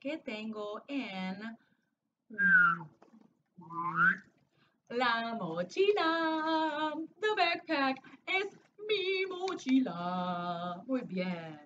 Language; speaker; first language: Spanish; non-native, fluent; English